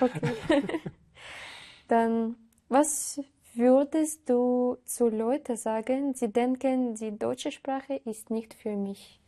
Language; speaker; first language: German; non-native, learner; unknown